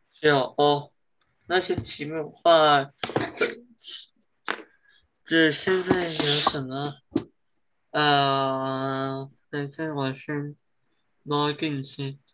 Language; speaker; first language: Chinese; early bilingual, heritage; English